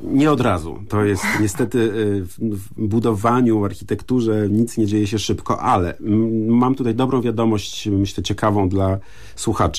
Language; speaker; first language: Polish; native; Polish